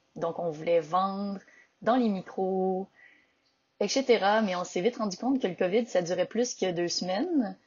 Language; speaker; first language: French; native; French